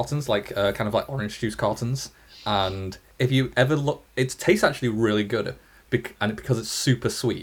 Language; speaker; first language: English; native; English